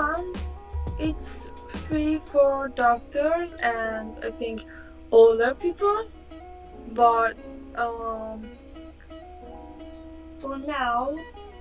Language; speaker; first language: English; non-native, learner; Persian